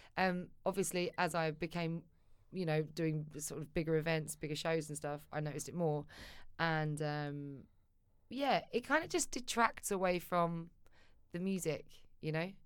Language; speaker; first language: English; native; English